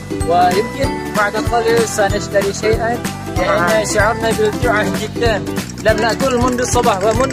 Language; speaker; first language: Arabic; non-native, learner; Indonesian